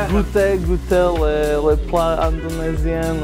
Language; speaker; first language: French; non-native, learner; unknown